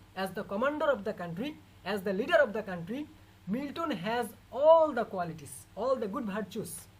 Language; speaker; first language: English; non-native, local second language; Bangla